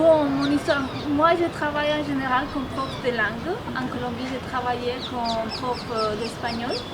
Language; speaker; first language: French; non-native, fluent; Spanish